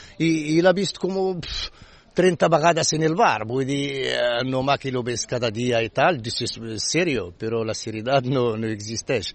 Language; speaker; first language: Catalan; non-native, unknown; Arabic